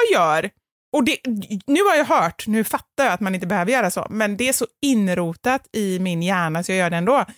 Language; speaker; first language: Swedish; native; Swedish